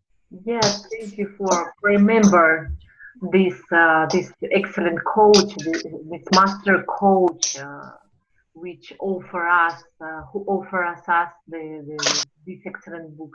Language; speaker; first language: English; non-native, fluent; Russian